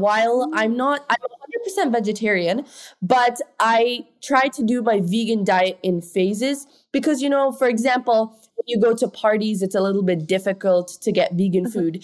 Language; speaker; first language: English; non-native, local second language; Hindi